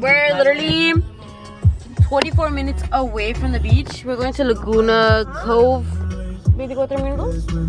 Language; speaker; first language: English; early bilingual, other home language; Spanish